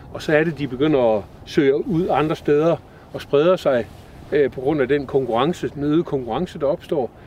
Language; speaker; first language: Danish; native; Danish